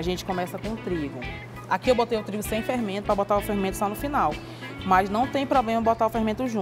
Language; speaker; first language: Portuguese; native; Portuguese